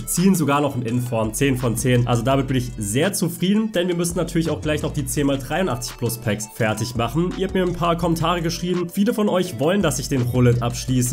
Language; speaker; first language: German; native; German